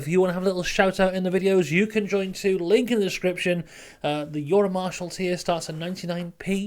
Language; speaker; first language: English; native; English